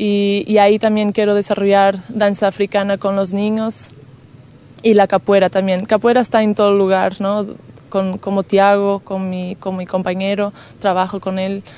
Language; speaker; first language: Spanish; non-native, fluent; Portuguese